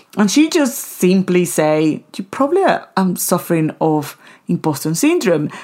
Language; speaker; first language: English; non-native, fluent; Spanish